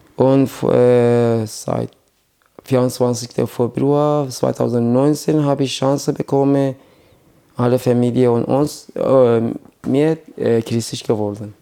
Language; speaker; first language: German; non-native, learner; Persian